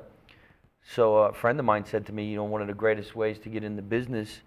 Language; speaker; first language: English; native; English